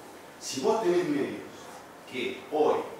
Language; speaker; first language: Spanish; native; Spanish